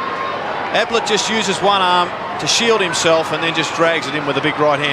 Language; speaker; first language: English; native; English